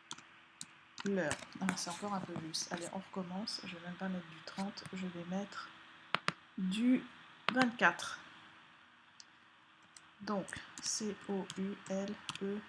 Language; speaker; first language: French; native; French